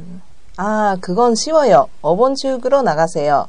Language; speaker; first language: Korean; non-native, learner; Japanese